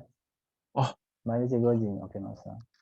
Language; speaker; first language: Japanese; non-native, learner; Indonesian